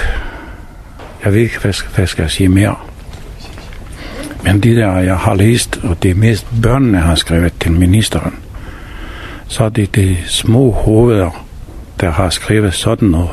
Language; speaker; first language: Danish; non-native, fluent; Bosnian